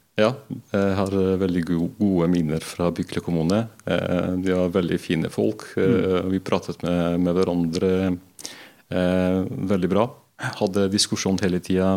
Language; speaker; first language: Norwegian; non-native, fluent; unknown